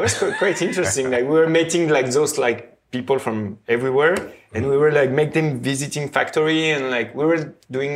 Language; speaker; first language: English; non-native, fluent; French